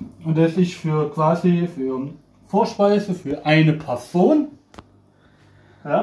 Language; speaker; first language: German; non-native, fluent; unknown